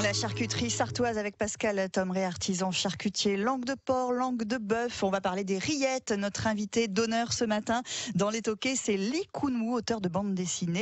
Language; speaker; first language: French; native; French